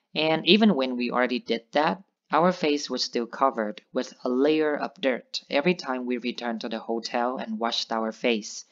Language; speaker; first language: English; non-native, fluent; Vietnamese